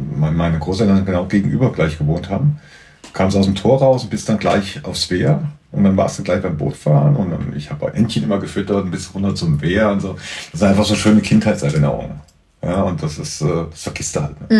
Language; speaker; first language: German; native; German